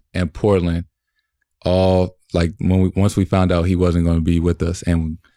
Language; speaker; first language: English; native; English